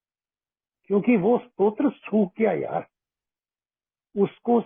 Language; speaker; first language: Hindi; native; Hindi